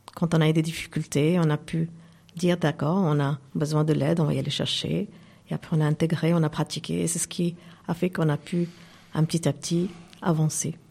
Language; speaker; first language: French; non-native, fluent; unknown